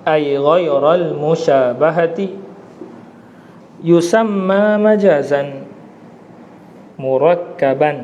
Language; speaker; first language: Arabic; non-native, fluent; Malay